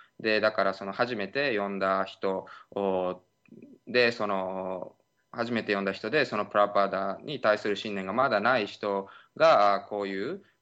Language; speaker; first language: Japanese; native; Japanese